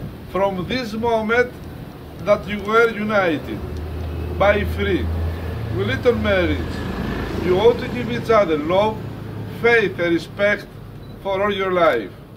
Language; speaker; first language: English; non-native, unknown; Greek